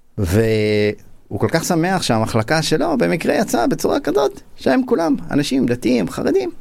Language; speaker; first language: Hebrew; native; Hebrew